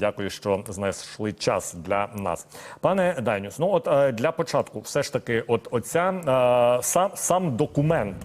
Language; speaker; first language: Ukrainian; native; Ukrainian